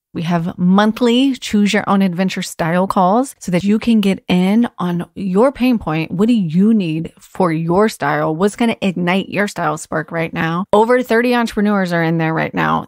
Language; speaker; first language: English; native; English